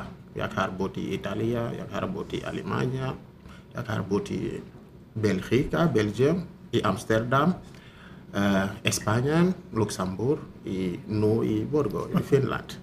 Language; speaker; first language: Swedish; non-native, learner; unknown